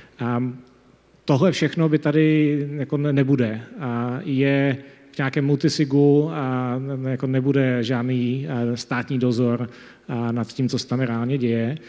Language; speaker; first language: Czech; native; Czech